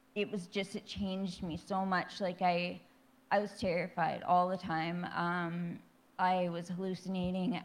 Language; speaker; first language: English; native; English